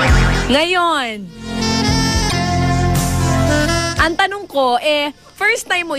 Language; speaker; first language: Filipino; native; Filipino